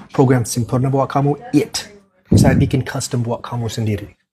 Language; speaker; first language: Indonesian; non-native, learner; English